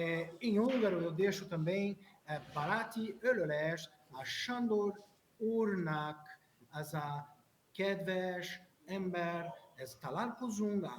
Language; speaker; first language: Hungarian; non-native, learner; Portuguese